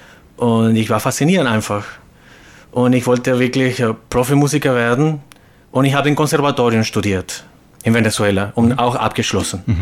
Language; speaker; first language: German; non-native, fluent; Spanish